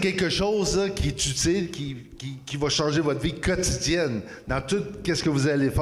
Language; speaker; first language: French; native; French